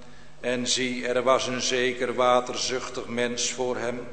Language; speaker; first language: Dutch; native; Dutch